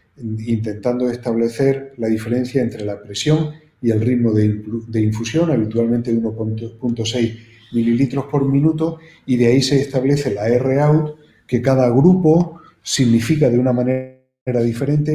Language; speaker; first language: Spanish; native; Spanish